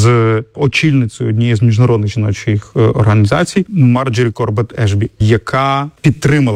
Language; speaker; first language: Ukrainian; native; Ukrainian